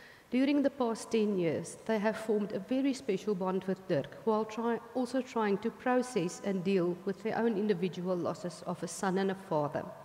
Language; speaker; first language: English; non-native, local second language; Afrikaans